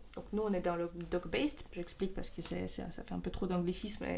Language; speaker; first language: French; non-native, fluent; Russian